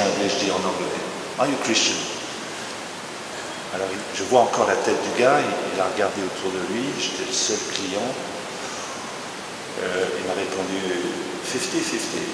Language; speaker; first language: French; native; French